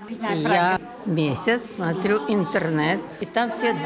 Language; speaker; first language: Czech; non-native, learner; Russian